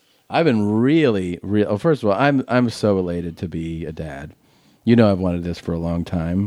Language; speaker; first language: English; native; English